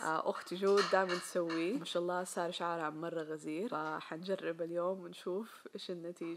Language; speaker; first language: Arabic; native; Arabic